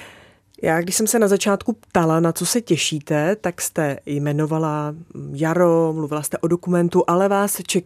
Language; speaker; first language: Czech; native; Czech